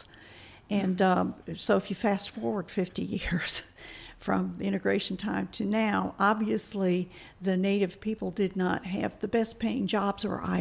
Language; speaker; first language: English; early bilingual, other home language; Spanish